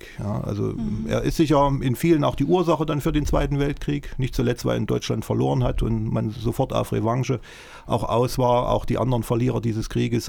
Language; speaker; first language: German; native; German